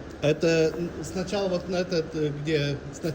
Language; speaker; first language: Russian; non-native, learner; Lithuanian